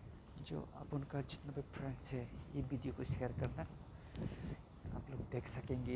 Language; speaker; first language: Hindi; non-native, local second language; Kok Borok